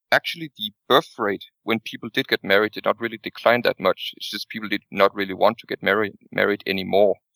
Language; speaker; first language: English; non-native, fluent; Danish